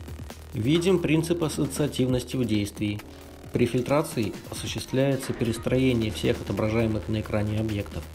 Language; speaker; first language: Russian; native; Russian